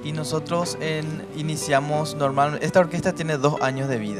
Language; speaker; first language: Spanish; native; Spanish